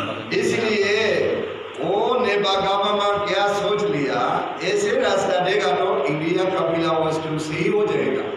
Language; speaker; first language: Hindi; non-native, fluent; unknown